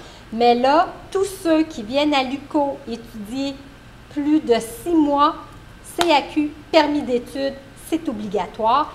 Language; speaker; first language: French; native; French